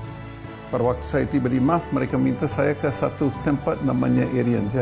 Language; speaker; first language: Indonesian; non-native, fluent; English